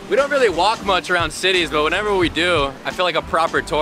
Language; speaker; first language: English; native; English